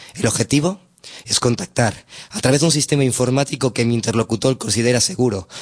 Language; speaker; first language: Spanish; non-native, local second language; Catalan